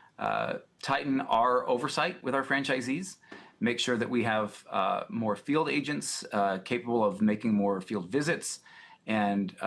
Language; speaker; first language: English; native; English